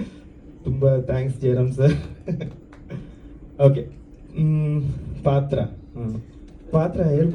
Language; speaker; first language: Kannada; non-native, fluent; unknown